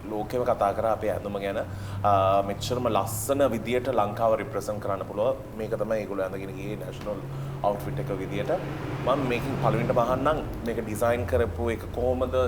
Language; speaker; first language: Sinhala; non-native, local second language; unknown